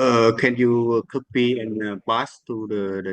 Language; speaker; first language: English; non-native, learner; Vietnamese